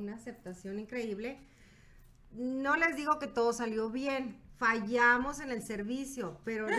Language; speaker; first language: Spanish; native; Spanish